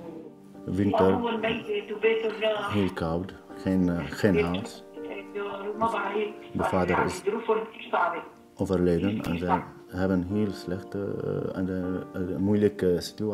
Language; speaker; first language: Dutch; non-native, learner; Arabic